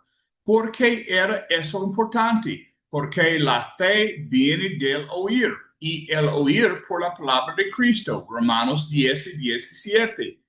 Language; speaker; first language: Spanish; non-native, learner; English